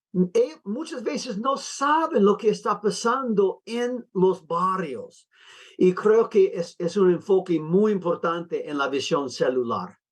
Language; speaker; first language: Spanish; non-native, fluent; English